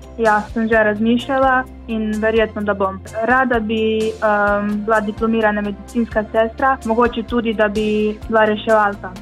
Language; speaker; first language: Slovenian; early bilingual, other home language; Bosnian